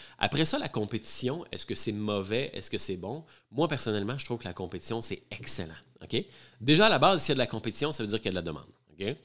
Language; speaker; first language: French; native; French